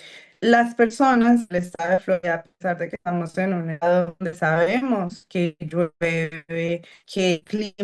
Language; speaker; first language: Spanish; early bilingual, heritage; Spanish